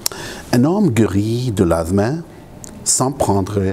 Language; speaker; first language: French; non-native, local second language; Arabic